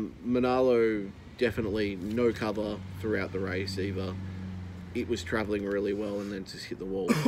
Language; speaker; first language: English; native; English